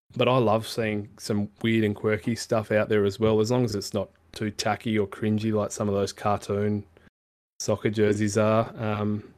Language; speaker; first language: English; native; English